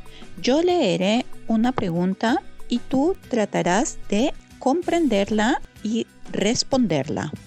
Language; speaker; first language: Spanish; non-native, fluent; Norwegian